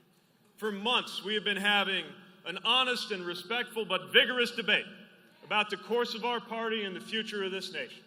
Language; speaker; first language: English; native; English